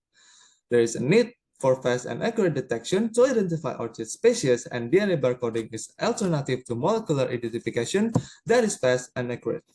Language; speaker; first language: English; non-native, learner; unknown